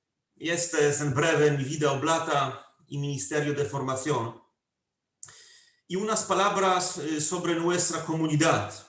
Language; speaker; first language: Spanish; non-native, fluent; Polish